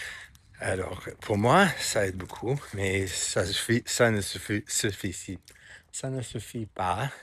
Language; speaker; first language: French; non-native, fluent; English